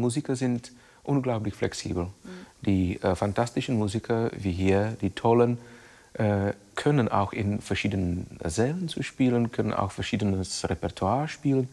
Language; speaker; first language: German; non-native, fluent; Czech